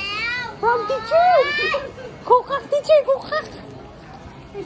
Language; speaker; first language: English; non-native, local second language; Cebuano